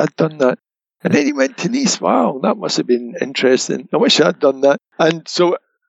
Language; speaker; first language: English; native; English